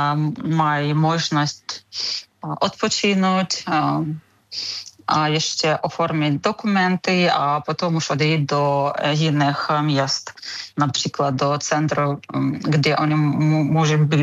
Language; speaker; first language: Czech; non-native, fluent; Ukrainian